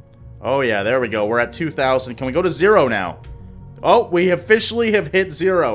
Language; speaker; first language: English; native; English